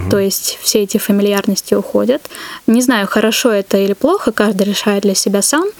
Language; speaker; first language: Russian; native; Russian